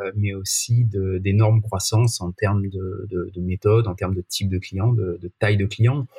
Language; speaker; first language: French; native; French